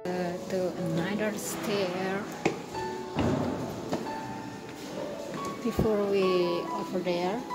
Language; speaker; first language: English; non-native, learner; Indonesian